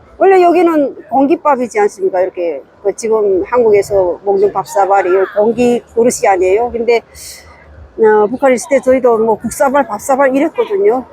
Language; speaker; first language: Korean; native; Korean